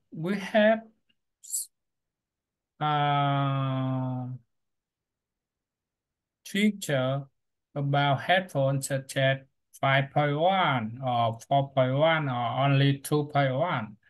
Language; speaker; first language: English; non-native, learner; Vietnamese